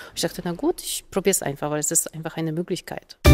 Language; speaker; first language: German; non-native, fluent; Polish